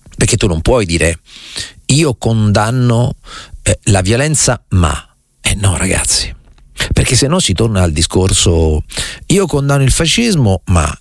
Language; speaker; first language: Italian; native; Italian